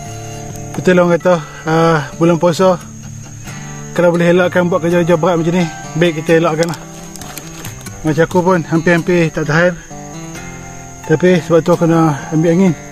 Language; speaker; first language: Malay; native; Malay